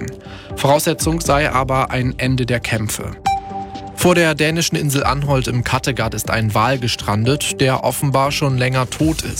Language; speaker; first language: German; native; German